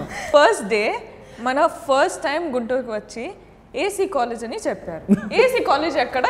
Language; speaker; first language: Telugu; non-native, learner; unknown